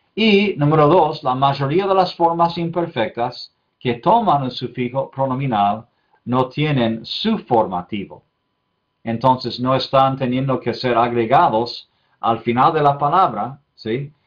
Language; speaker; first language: Spanish; non-native, fluent; English